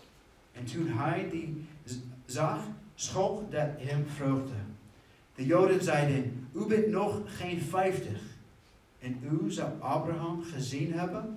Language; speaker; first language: Dutch; non-native, fluent; English